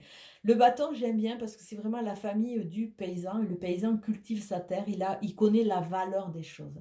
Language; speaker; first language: French; native; French